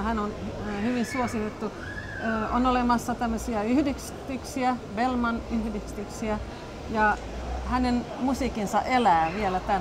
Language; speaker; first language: Finnish; non-native, local second language; Swedish